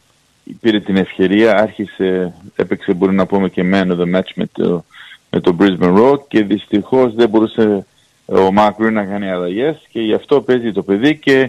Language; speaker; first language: Greek; early bilingual, heritage; Greek